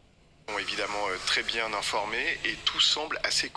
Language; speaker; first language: French; native; French